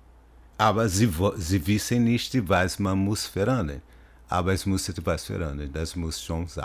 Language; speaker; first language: German; non-native, learner; Portuguese